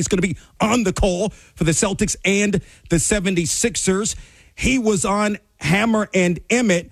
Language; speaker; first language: English; native; English